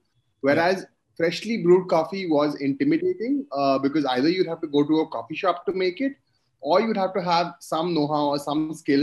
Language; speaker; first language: English; non-native, local second language; Hindi